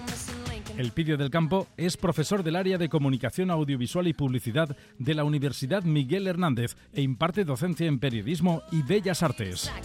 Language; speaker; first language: Spanish; native; Spanish